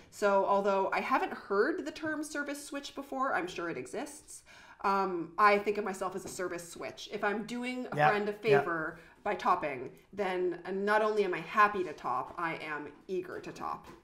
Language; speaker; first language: English; native; English